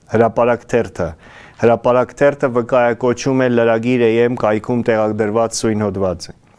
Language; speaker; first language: Armenian; native; Armenian